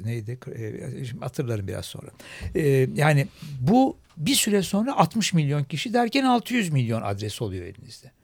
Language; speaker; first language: Turkish; native; Turkish